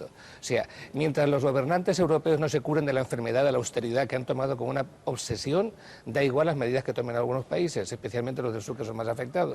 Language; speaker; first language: Spanish; native; Spanish